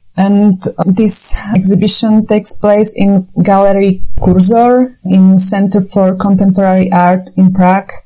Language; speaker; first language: English; non-native, fluent; Slovak